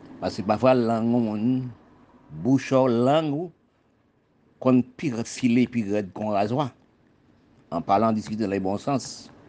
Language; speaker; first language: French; non-native, local second language; Haitian Creole